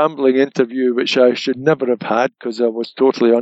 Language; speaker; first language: English; native; English